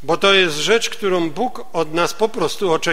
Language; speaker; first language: Polish; native; Polish